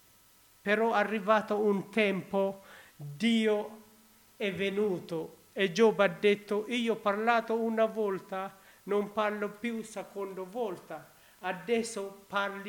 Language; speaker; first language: Italian; non-native, learner; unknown